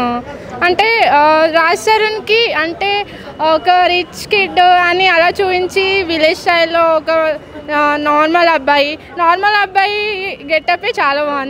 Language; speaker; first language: Telugu; native; Telugu